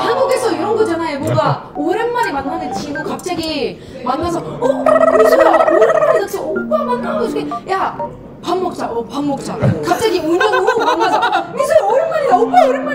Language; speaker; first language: Korean; non-native, fluent; Arabic